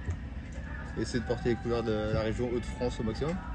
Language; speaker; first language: French; native; French